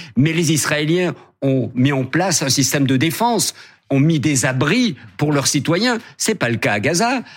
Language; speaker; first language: French; native; French